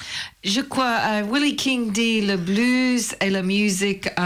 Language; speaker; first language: French; non-native, learner; English